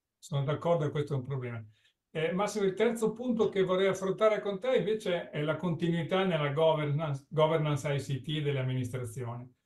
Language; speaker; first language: Italian; native; Italian